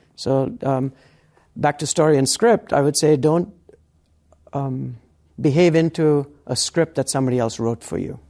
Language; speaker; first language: English; native; English